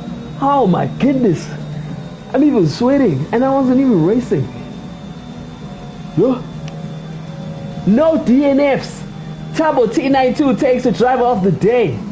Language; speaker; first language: English; non-native, local second language; Zulu